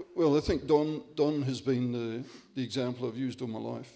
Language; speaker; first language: English; native; English